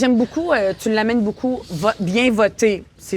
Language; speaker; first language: French; native; French